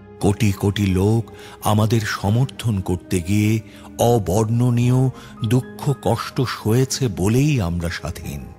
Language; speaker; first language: Bangla; native; Bangla